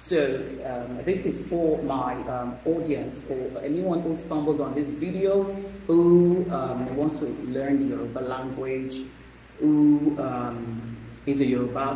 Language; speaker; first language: English; non-native, local second language; Yoruba